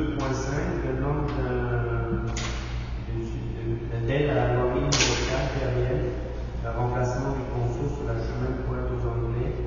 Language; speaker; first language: French; native; French